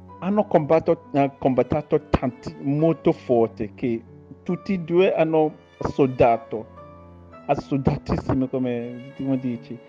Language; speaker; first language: Italian; non-native, learner; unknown